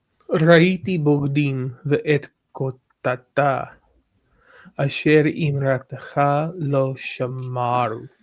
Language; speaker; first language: Hebrew; non-native, learner; English